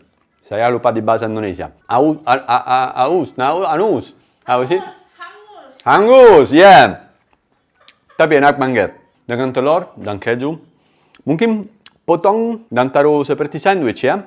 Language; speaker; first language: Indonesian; non-native, learner; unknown